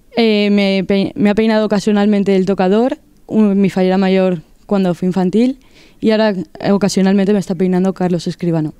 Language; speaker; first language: Spanish; native; Spanish